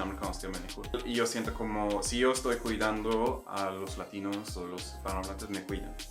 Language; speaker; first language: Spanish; non-native, fluent; Swedish